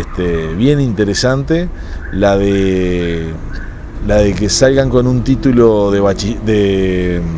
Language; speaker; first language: Spanish; native; Spanish